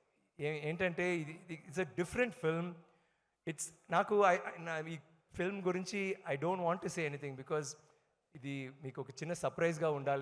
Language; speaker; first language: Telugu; non-native, learner; Tamil